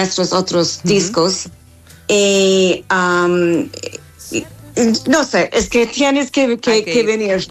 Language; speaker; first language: Spanish; non-native, learner; English